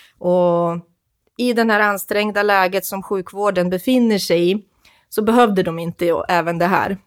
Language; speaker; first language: Swedish; non-native, fluent; Croatian